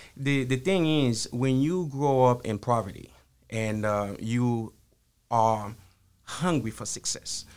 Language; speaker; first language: English; early bilingual, other home language; Haitian Creole